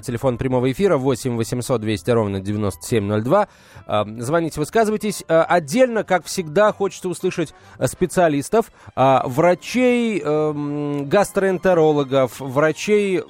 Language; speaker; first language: Russian; native; Russian